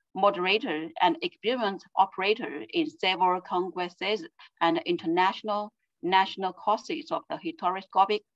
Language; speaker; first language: English; non-native, fluent; Chinese